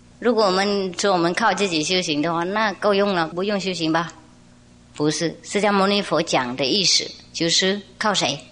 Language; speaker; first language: Chinese; non-native, fluent; Vietnamese